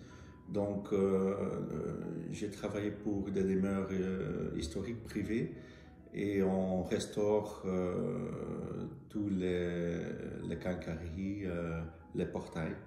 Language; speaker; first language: French; non-native, local second language; Dutch